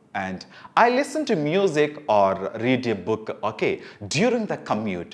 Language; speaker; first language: English; non-native, local second language; Telugu